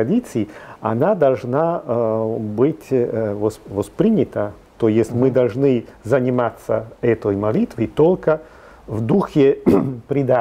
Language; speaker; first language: Russian; non-native, fluent; Italian